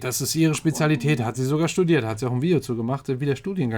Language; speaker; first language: German; native; German